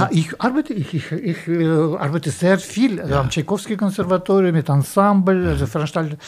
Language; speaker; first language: German; non-native, fluent; Russian